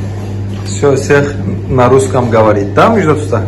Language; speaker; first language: Russian; non-native, learner; Turkish